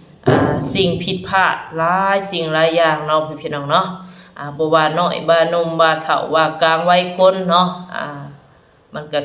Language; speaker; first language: Thai; non-native, local second language; Lao